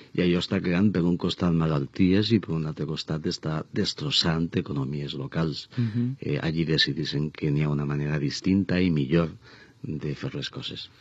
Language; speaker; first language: Catalan; non-native, local second language; Spanish